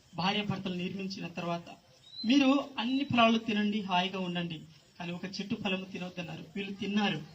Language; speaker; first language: Telugu; non-native, local second language; Lambadi